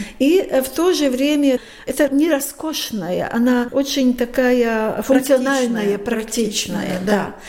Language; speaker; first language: Russian; non-native, fluent; Latvian